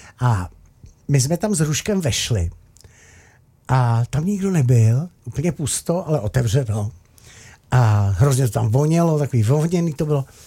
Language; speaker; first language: Czech; native; Czech